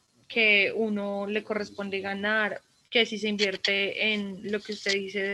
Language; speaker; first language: Spanish; native; Spanish